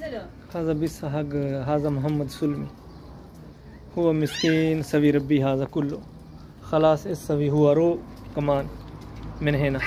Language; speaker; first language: Arabic; non-native, learner; Urdu